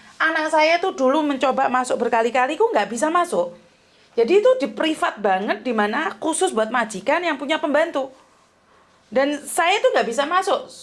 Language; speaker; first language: Indonesian; non-native, local second language; Javanese